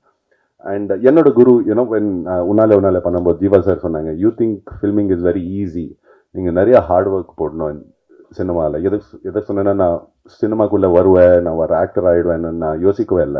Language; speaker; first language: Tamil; non-native, fluent; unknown